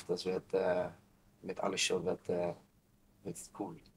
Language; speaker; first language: German; non-native, learner; Dutch